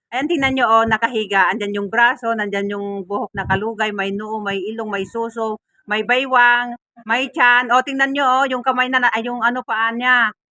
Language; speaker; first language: Filipino; non-native, local second language; Iloko